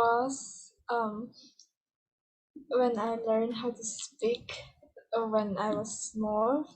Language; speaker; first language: English; non-native, learner; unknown